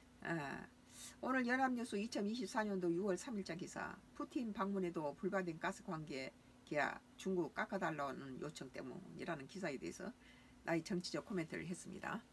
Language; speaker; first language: Korean; native; Korean